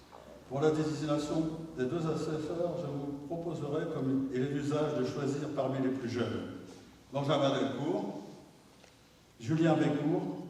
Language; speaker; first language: French; native; French